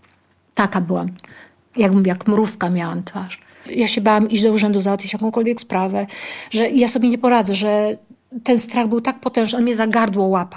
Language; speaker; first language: Polish; native; Polish